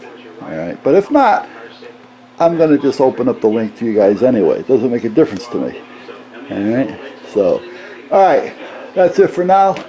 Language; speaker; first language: English; native; English